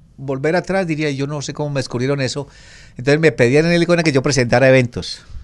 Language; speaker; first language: Spanish; native; Spanish